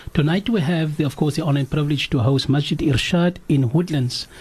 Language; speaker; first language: English; native; English